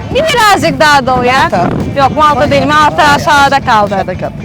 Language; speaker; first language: Turkish; non-native, fluent; Russian